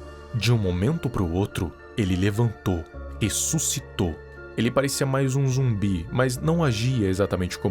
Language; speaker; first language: Portuguese; native; Portuguese